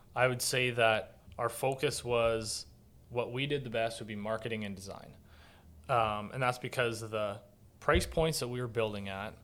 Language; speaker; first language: English; native; English